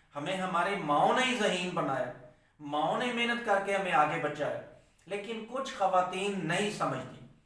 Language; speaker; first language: Urdu; non-native, local second language; Punjabi